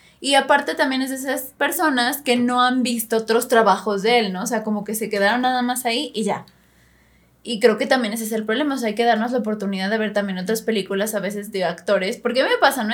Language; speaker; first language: Spanish; native; Spanish